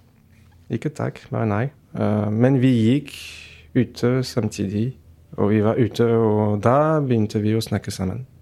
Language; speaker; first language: Norwegian; non-native, fluent; French